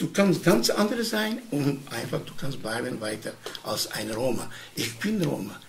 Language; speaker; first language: German; non-native, learner; Romany